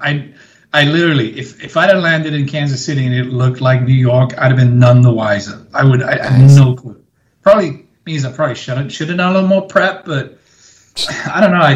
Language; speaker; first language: English; native; English